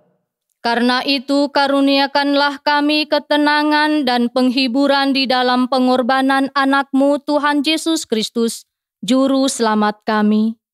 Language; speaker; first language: Indonesian; native; Indonesian